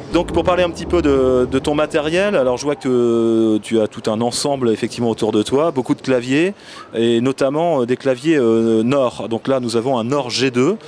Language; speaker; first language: French; native; French